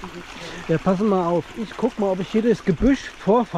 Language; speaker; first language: German; native; German